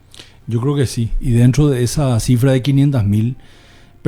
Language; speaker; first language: Spanish; native; Spanish